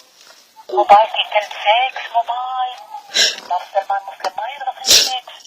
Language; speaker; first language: Arabic; native; Arabic